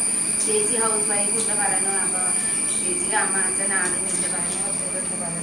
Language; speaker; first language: Malayalam; non-native, learner; Nepali